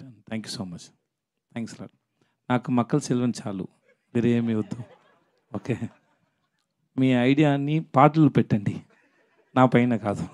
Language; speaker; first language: Telugu; non-native, learner; Tamil